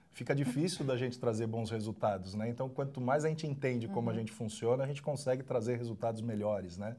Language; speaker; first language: Portuguese; native; Portuguese